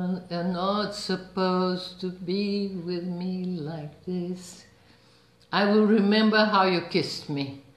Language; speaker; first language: English; non-native, fluent; Portuguese